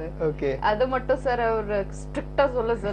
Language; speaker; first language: Tamil; non-native, local second language; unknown